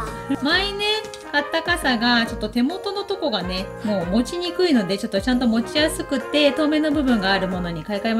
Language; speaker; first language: Japanese; native; Japanese